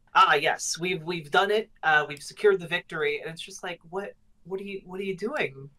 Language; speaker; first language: English; native; English